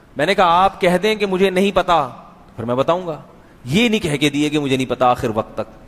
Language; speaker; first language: Urdu; native; Urdu